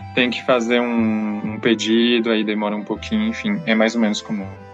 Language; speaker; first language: Portuguese; non-native, fluent; French